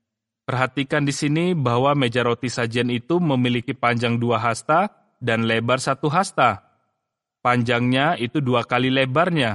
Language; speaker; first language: Indonesian; native; Indonesian